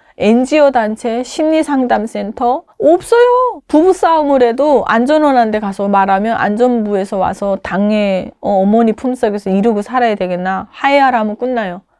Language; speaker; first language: Korean; native; Korean